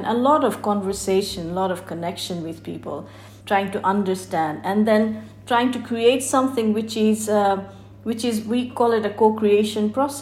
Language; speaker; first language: English; non-native, local second language; Bangla